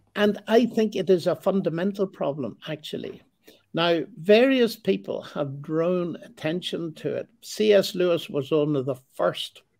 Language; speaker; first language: English; native; English